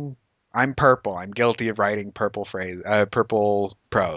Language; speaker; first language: English; native; English